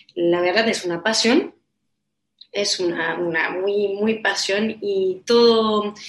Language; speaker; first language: Spanish; non-native, learner; French